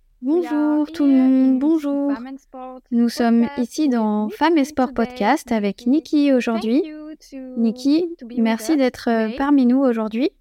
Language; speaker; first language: French; non-native, learner; English